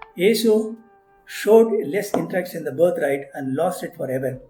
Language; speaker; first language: English; non-native, local second language; Tamil